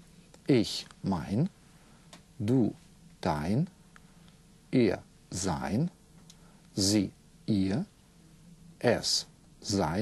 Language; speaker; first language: German; non-native, fluent; Russian